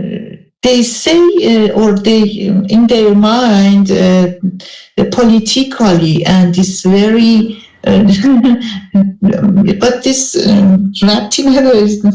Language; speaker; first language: English; non-native, learner; Persian